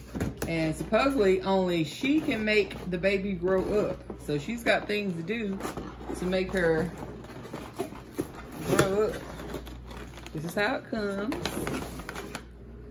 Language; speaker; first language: English; native; English